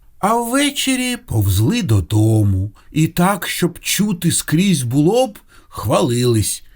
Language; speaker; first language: Ukrainian; non-native, local second language; Russian